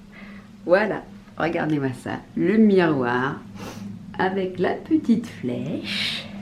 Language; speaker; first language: French; native; French